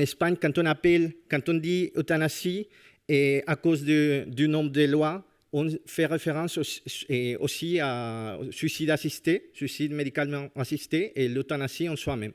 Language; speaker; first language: French; non-native, fluent; Spanish